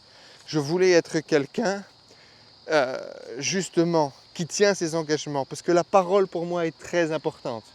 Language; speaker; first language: French; native; French